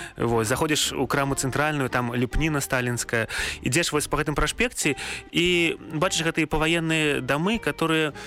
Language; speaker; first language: Belarusian; native; Belarusian